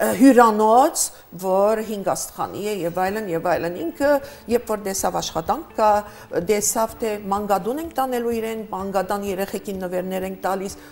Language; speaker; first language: Armenian; early bilingual, heritage; Armenian